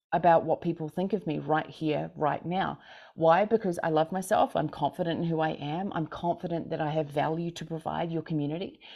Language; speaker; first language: English; native; English